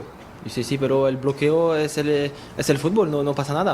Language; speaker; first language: Spanish; non-native, learner; French